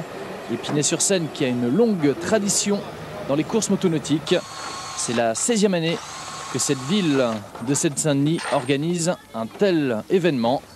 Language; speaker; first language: French; native; French